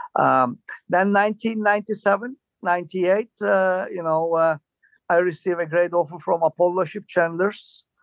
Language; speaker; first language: English; non-native, fluent; Turkish